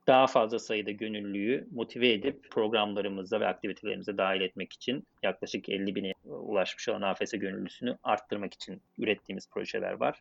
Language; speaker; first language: Turkish; native; Turkish